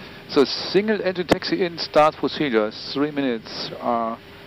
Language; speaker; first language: English; non-native, fluent; German